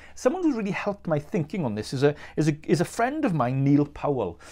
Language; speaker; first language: English; native; English